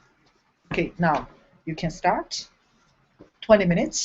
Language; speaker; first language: English; non-native, fluent; Chinese